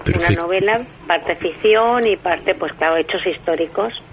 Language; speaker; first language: Spanish; native; Spanish